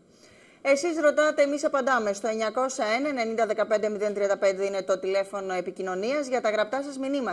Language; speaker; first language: Greek; native; Greek